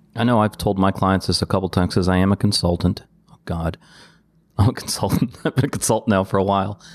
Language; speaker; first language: English; native; English